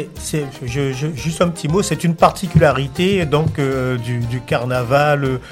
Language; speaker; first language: French; native; French